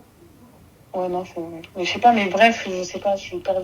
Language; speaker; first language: French; native; French